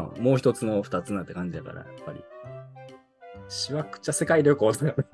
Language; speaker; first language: Japanese; native; Japanese